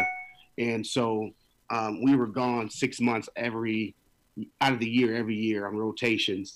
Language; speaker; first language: English; native; English